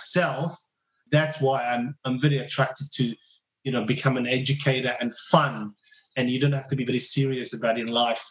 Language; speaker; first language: English; non-native, fluent; Somali